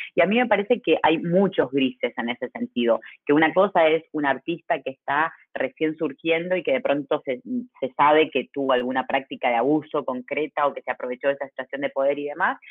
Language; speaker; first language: Spanish; native; Spanish